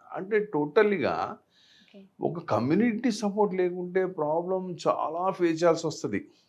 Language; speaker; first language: Telugu; non-native, local second language; Hindi